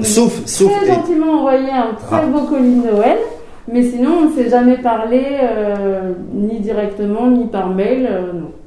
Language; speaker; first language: French; native; French